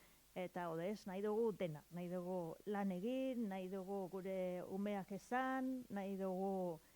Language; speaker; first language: Basque; non-native, learner; English